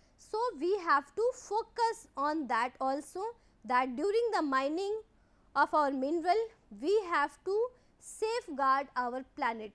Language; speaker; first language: English; non-native, local second language; Hindi